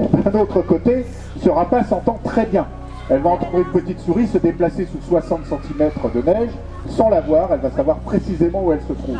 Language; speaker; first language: French; native; French